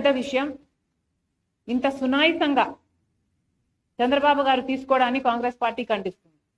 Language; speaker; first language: Telugu; native; Telugu